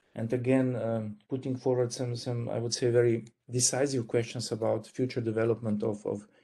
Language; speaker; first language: English; non-native, fluent; Slovenian